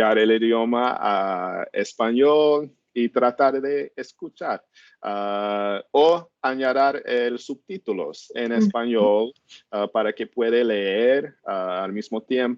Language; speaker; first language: Spanish; non-native, learner; English